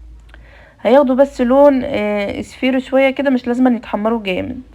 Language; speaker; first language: Arabic; native; Arabic